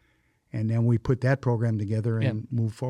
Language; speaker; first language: English; native; English